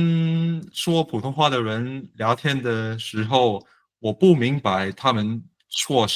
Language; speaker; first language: Chinese; non-native, learner; English